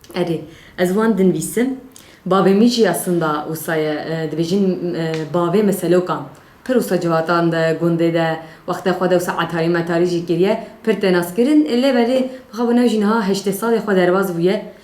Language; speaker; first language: Kurdish; native; Kurdish